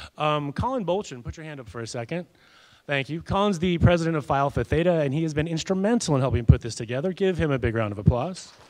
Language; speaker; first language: English; native; English